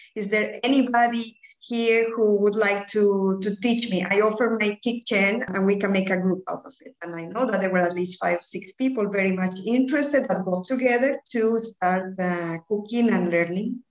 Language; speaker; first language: English; non-native, fluent; Spanish